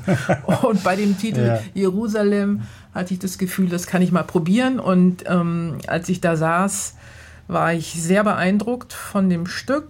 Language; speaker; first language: German; native; German